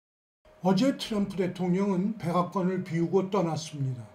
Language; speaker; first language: Korean; native; Korean